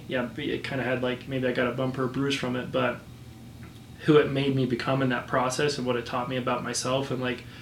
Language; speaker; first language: English; native; English